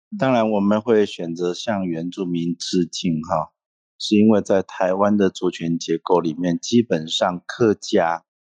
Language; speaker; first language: Chinese; non-native, local second language; Hakka Chinese